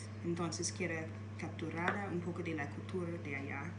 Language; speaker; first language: Spanish; non-native, learner; English